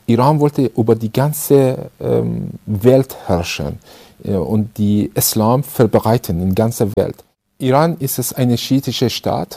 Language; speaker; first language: German; non-native, fluent; Persian